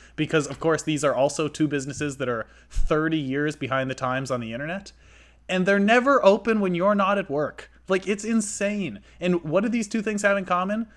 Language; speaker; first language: English; native; English